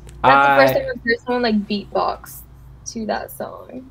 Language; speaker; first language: English; native; English